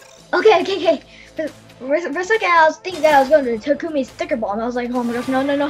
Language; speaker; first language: English; native; English